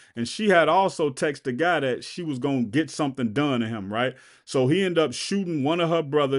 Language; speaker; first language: English; native; English